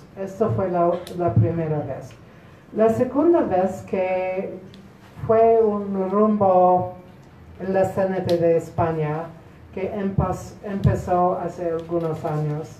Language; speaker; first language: Spanish; non-native, fluent; Polish